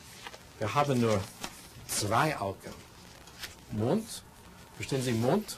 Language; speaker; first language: German; non-native, fluent; English